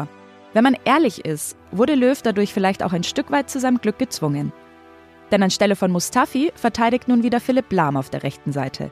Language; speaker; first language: German; native; German